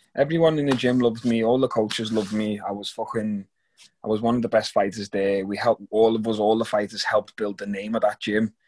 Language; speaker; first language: English; native; English